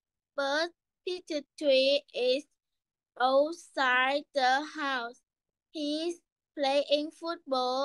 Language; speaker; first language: English; non-native, learner; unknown